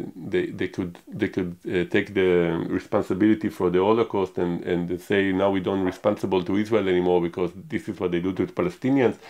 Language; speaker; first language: English; non-native, fluent; Hebrew